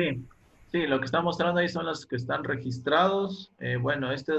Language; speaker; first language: Spanish; native; Spanish